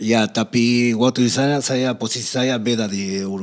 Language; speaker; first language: Indonesian; non-native, fluent; Spanish